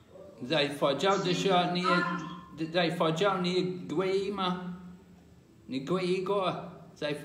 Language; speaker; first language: Chinese; non-native, fluent; English